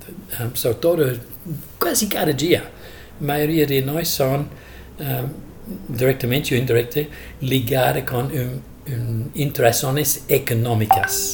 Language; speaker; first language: Portuguese; non-native, fluent; English